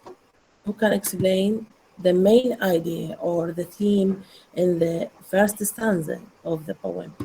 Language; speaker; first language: English; non-native, learner; Arabic